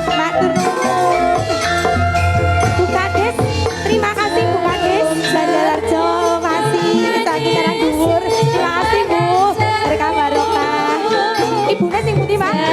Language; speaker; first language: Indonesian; non-native, local second language; Javanese